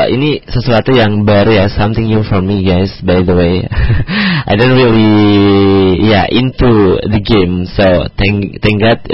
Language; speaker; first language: English; non-native, learner; Indonesian